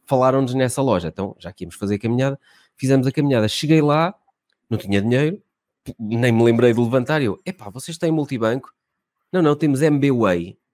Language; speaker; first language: Portuguese; native; Portuguese